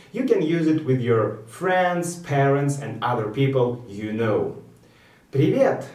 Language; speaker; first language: English; non-native, fluent; Russian